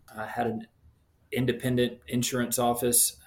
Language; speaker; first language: English; native; English